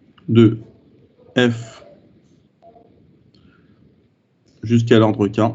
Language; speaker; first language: French; native; French